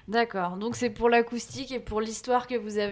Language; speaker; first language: French; native; French